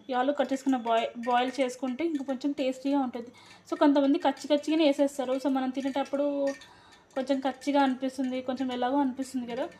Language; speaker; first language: Telugu; non-native, local second language; Lambadi